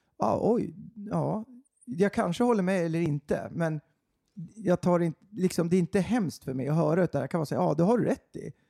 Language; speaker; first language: Swedish; native; Swedish